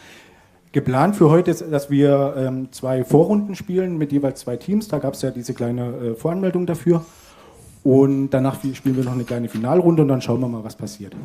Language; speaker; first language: German; native; German